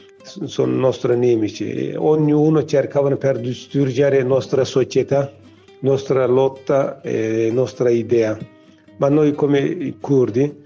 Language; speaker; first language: Italian; non-native, learner; Kurdish